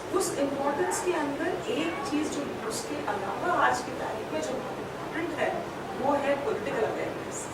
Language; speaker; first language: Hindi; native; Hindi